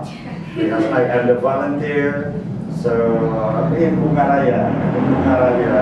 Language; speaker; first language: English; non-native, learner; Indonesian